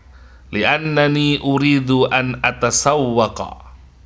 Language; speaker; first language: Arabic; non-native, learner; Indonesian